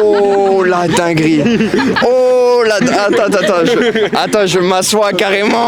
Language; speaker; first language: French; native; French